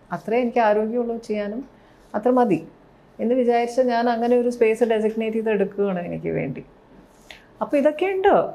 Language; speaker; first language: Malayalam; early bilingual, heritage; Malayalam